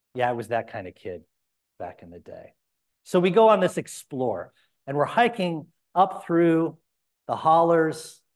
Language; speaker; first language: English; native; English